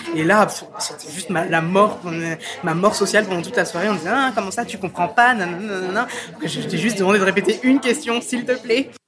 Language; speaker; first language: French; native; French